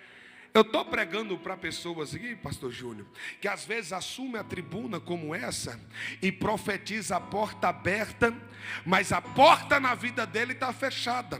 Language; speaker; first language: Portuguese; native; Portuguese